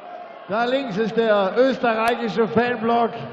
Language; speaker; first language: German; native; German